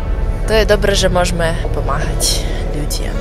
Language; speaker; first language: Slovak; non-native, learner; Ukrainian